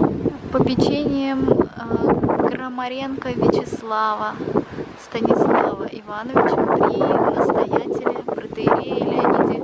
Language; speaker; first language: Russian; native; Russian